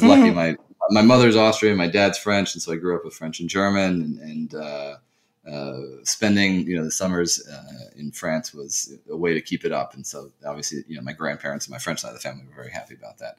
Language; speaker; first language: English; native; English